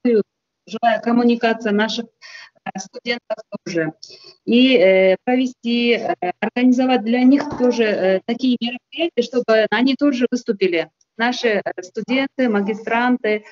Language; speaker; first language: Russian; non-native, local second language; Kyrgyz